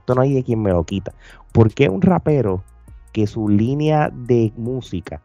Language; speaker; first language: Spanish; native; Spanish